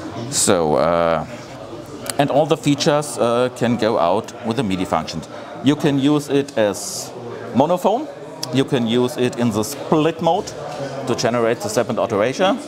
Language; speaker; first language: English; non-native, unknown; German